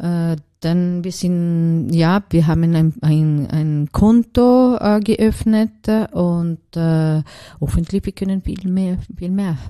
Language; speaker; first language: German; non-native, learner; Italian